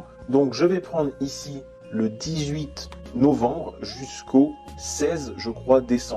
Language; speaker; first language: French; native; French